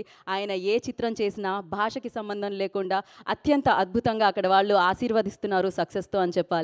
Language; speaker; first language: Telugu; native; Telugu